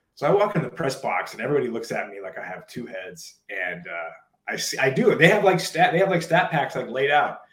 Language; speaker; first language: English; native; English